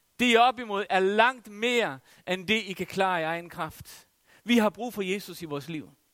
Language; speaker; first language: Danish; non-native, local second language; Faroese